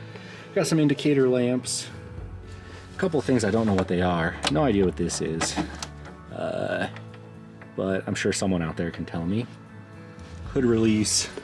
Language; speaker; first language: English; native; English